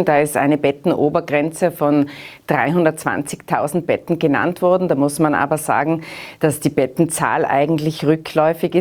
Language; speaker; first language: German; native; German